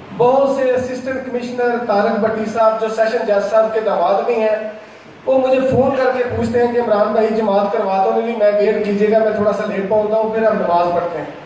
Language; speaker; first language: Urdu; non-native, local second language; Punjabi